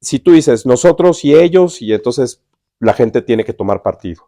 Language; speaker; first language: Spanish; native; Spanish